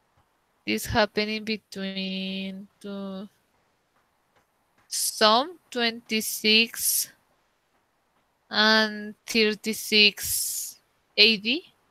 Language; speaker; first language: English; non-native, learner; Spanish